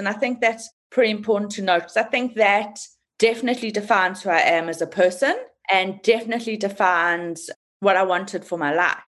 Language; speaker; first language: English; native; English